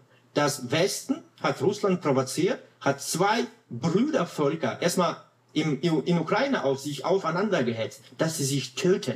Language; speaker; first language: German; non-native, fluent; Russian